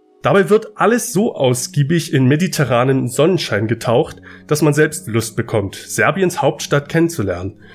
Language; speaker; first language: German; native; German